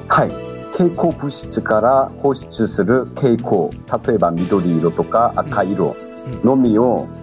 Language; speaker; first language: Japanese; non-native, fluent; Korean